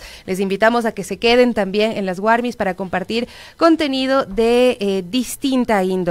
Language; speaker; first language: Spanish; native; Spanish